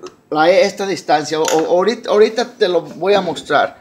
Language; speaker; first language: Spanish; early bilingual, heritage; Spanish